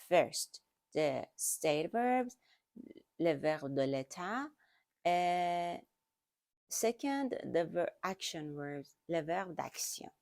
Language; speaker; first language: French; non-native, learner; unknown